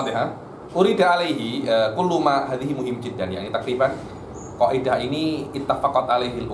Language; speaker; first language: Arabic; non-native, fluent; Indonesian